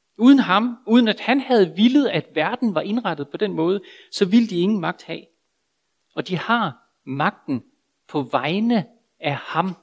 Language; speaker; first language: Danish; native; Danish